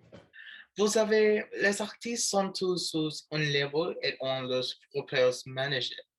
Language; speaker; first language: French; non-native, learner; Spanish